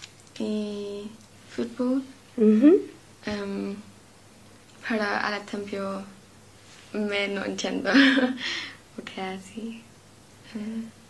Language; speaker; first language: Spanish; non-native, learner; English